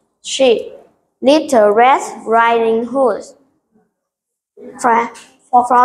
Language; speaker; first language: English; non-native, learner; Vietnamese